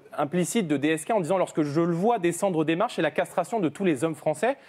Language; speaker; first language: French; native; French